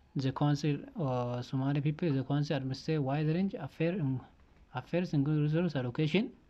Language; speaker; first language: English; non-native, fluent; Amharic